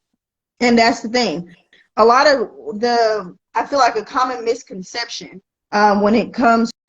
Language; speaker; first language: English; native; English